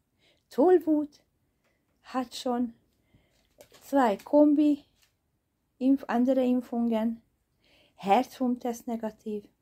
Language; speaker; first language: German; non-native, learner; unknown